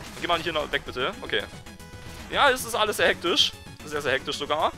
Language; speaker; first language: German; native; German